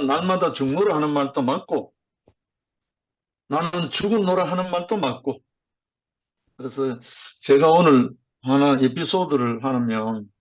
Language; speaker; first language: Korean; native; Korean